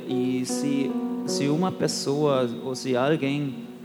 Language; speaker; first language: Portuguese; non-native, fluent; German